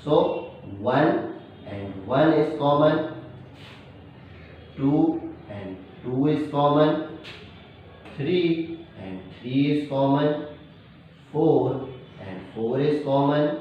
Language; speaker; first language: English; non-native, local second language; Hindi